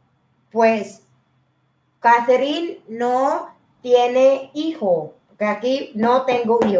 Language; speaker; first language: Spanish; non-native, learner; Filipino